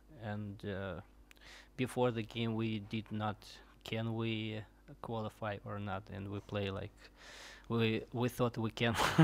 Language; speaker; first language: English; non-native, learner; Russian